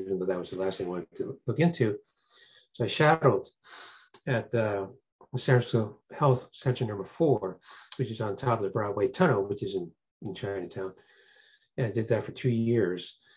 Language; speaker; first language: English; early bilingual, other home language; Cantonese